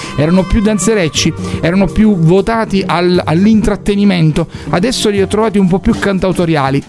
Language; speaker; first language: Italian; native; Italian